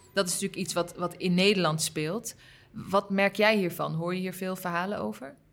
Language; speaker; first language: Dutch; non-native, learner; Uyghur